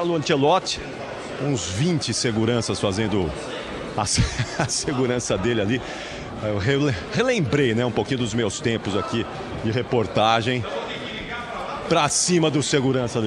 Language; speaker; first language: Portuguese; native; Portuguese